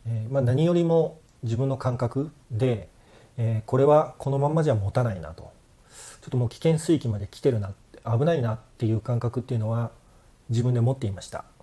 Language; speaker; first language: Japanese; native; Japanese